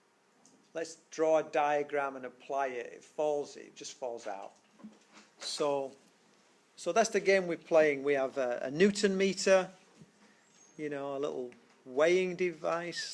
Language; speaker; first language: English; native; English